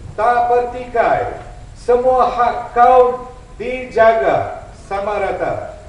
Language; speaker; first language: Malay; non-native, local second language; Tamil